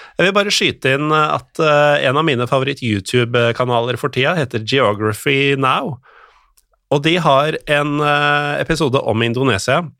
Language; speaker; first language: Norwegian; native; Norwegian